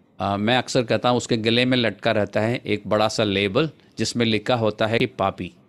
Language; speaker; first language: Hindi; non-native, local second language; Malayalam